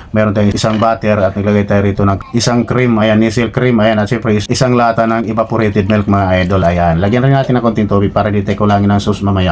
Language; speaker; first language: Filipino; native; Filipino